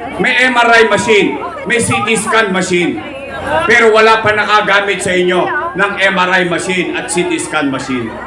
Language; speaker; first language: Filipino; native; Filipino